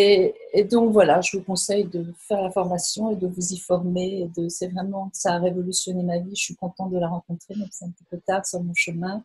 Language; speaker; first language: French; native; French